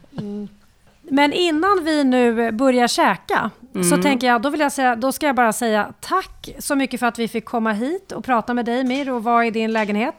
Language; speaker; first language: Swedish; native; Swedish